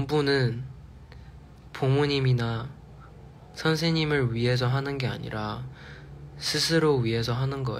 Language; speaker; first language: Korean; non-native, fluent; Chinese